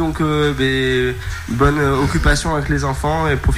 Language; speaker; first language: French; native; French